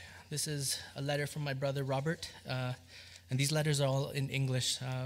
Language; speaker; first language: English; early bilingual, other home language; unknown